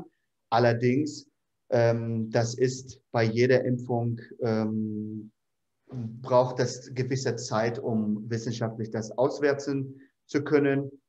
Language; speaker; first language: German; non-native, fluent; Arabic